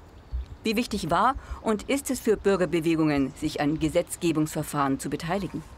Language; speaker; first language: German; native; German